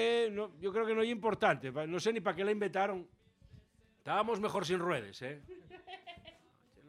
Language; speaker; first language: Spanish; native; Spanish